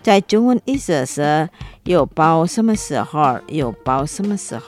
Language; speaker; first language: Chinese; non-native, fluent; Indonesian